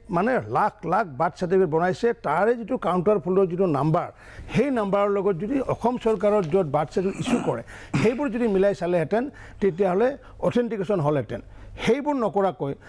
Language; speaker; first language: Assamese; native; Assamese